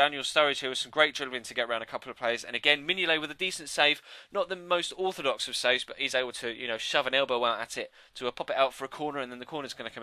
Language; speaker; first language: English; native; English